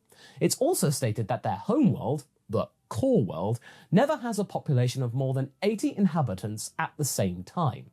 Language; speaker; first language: English; native; English